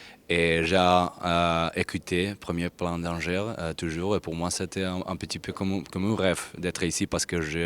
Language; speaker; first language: French; non-native, learner; Spanish